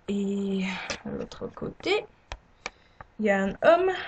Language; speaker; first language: French; non-native, learner; English